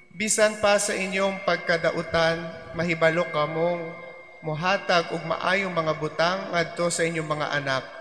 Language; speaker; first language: Cebuano; non-native, local second language; Filipino